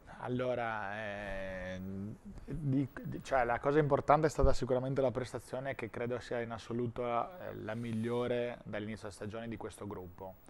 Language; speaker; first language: Italian; native; Italian